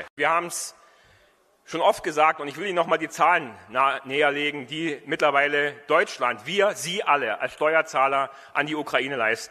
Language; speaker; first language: German; native; German